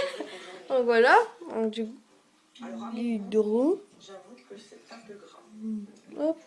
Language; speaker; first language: French; native; French